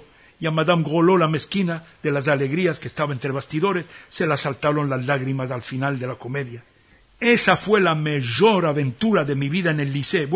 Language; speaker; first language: Spanish; early bilingual, heritage; Ladino